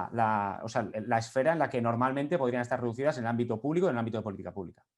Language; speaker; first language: Spanish; native; Spanish